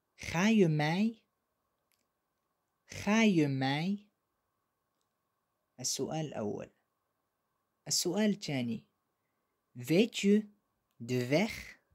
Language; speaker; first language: Dutch; non-native, fluent; Arabic